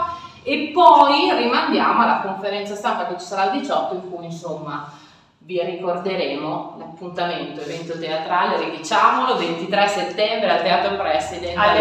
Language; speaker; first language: Italian; native; Italian